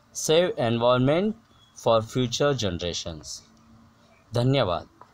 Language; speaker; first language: Hindi; non-native, local second language; Marathi